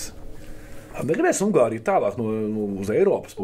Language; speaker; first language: Latvian; native; Latvian